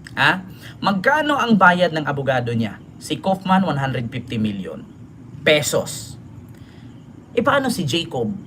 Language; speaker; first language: Filipino; native; Filipino